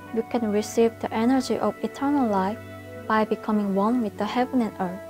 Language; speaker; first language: English; non-native, fluent; Korean